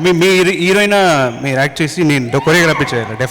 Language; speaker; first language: Telugu; native; Telugu